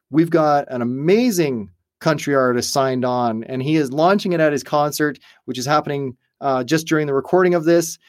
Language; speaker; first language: English; native; English